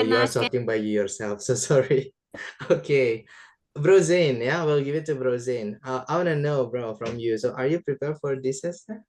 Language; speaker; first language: English; non-native, fluent; Indonesian